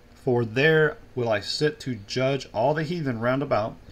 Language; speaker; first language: English; native; English